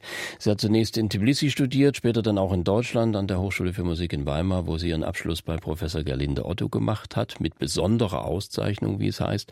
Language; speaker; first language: German; native; German